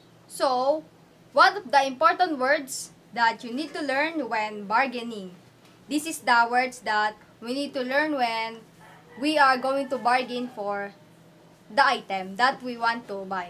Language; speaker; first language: English; non-native, local second language; Filipino